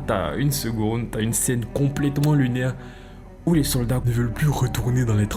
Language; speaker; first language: French; native; French